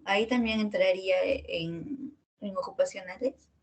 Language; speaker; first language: Spanish; native; Spanish